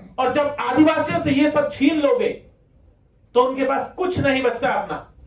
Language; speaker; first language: Hindi; non-native, local second language; Rajasthani